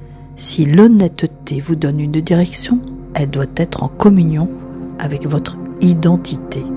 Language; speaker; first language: French; native; French